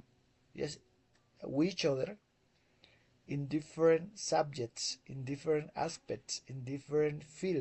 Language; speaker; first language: English; non-native, learner; Spanish